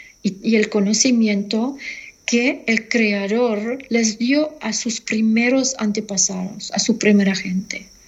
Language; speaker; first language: Spanish; non-native, fluent; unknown